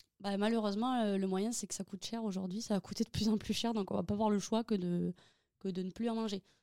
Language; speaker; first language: French; native; French